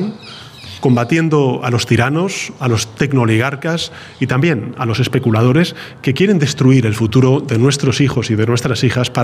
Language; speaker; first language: Spanish; native; Spanish